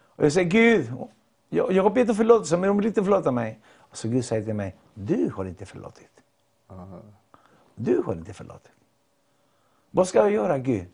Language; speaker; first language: Swedish; non-native, fluent; Spanish